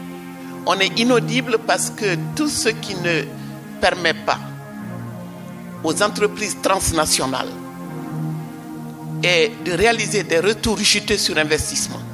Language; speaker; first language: French; non-native, local second language; Bambara